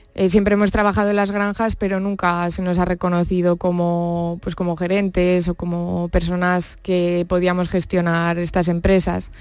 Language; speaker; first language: Spanish; native; Spanish